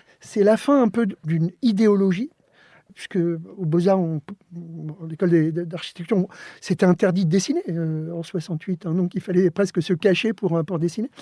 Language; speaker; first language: French; early bilingual, other home language; Spanish